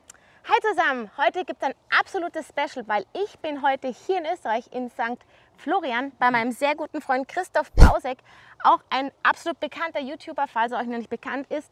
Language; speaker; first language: German; native; German